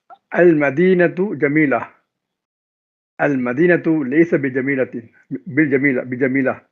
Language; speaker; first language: Arabic; non-native, learner; Tamil